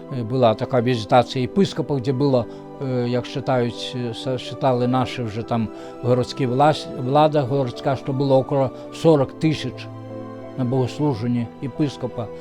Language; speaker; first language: Ukrainian; non-native, fluent; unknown